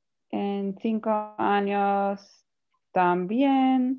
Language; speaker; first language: Spanish; non-native, learner; English